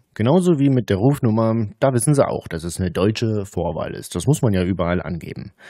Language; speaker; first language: German; native; German